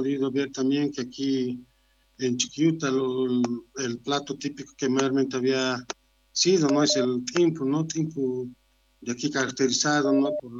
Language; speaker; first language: Spanish; native; Spanish